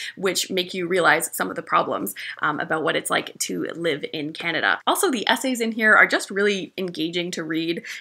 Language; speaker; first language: English; native; English